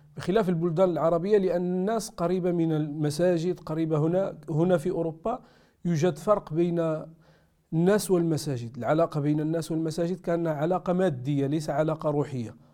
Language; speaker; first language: Arabic; native; Arabic